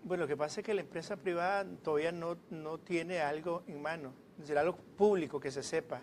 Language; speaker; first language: Spanish; native; Spanish